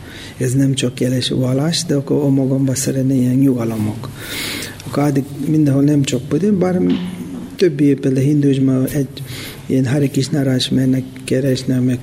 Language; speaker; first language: Hungarian; non-native, learner; Tibetan